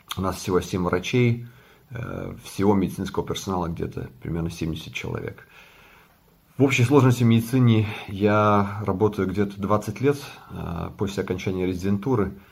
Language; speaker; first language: Russian; non-native, local second language; Latvian